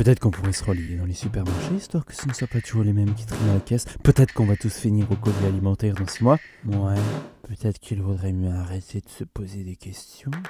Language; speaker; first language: French; native; French